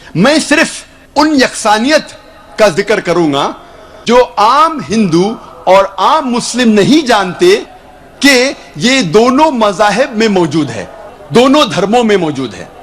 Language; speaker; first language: Urdu; non-native, local second language; Konkani